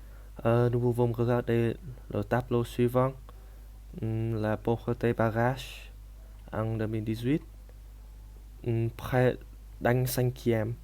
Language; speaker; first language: French; non-native, learner; Vietnamese